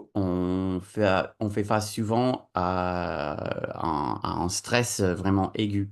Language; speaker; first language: French; non-native, fluent; English